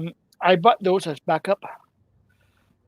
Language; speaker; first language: English; native; English